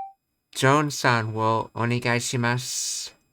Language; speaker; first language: Japanese; non-native, learner; English